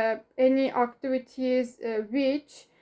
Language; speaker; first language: English; non-native, learner; Turkish